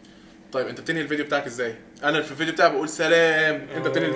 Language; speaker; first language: Arabic; native; Arabic